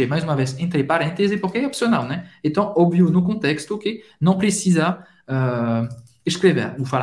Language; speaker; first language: Portuguese; non-native, fluent; French